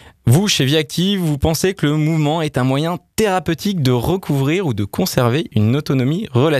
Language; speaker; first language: French; native; French